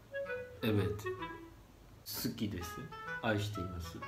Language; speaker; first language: Turkish; non-native, fluent; Japanese